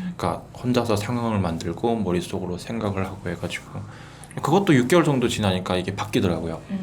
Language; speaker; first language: Korean; native; Korean